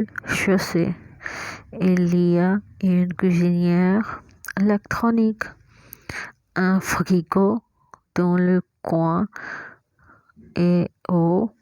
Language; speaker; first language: French; non-native, fluent; Hindi